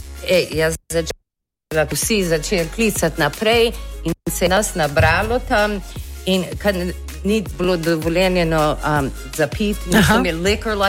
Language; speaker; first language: Slovenian; early bilingual, heritage; Slovenian